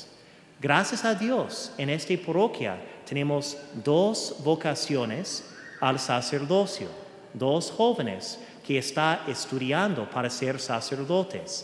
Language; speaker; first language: Spanish; early bilingual, heritage; English